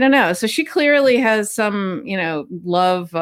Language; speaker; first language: English; native; English